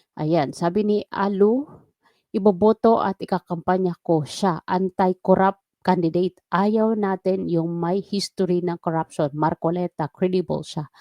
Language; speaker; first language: Filipino; non-native, local second language; Waray